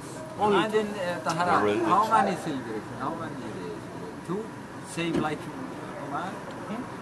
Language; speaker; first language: English; non-native, fluent; Arabic